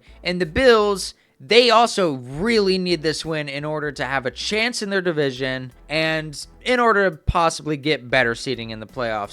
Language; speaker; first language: English; native; English